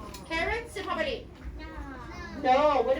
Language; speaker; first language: English; native; English